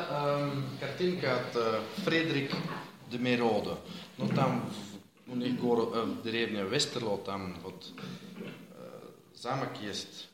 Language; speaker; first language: Russian; non-native, learner; Dutch